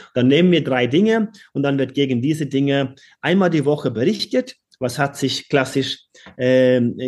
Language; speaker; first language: German; non-native, fluent; Norwegian